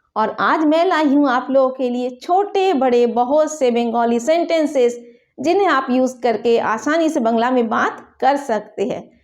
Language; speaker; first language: Hindi; native; Hindi